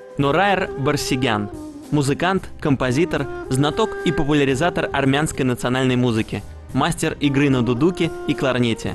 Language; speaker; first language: Russian; native; Russian